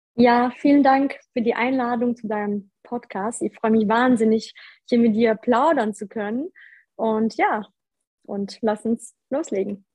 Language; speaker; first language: German; early bilingual, other home language; Polish